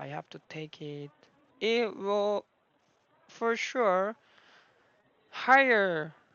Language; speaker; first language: English; non-native, learner; Korean